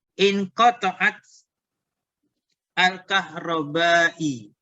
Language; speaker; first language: Arabic; non-native, fluent; Indonesian